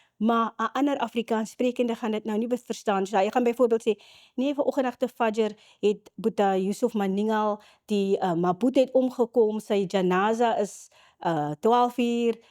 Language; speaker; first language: Afrikaans; native; Afrikaans